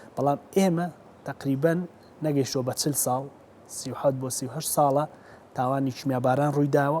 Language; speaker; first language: Central Kurdish; native; Central Kurdish